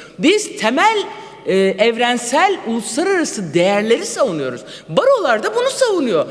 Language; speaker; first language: Turkish; non-native, local second language; Kurdish